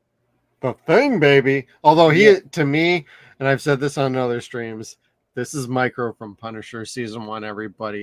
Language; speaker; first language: English; native; English